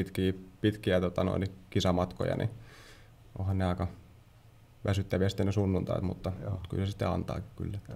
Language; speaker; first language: Finnish; native; Finnish